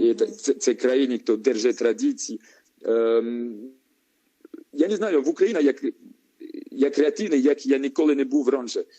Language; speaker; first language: Ukrainian; non-native, learner; French